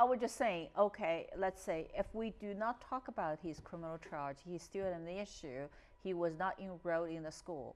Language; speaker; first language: English; non-native, fluent; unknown